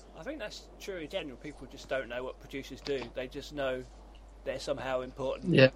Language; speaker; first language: English; native; English